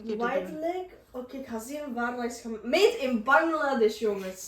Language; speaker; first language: Dutch; early bilingual, other home language; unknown